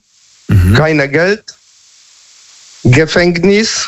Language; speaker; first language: German; non-native, learner; Polish